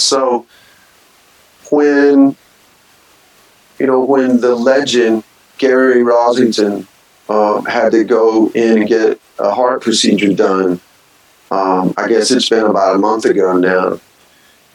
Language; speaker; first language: English; native; English